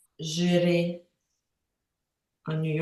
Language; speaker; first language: French; non-native, learner; Ukrainian